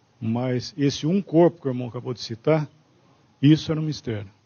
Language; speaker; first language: Portuguese; native; Portuguese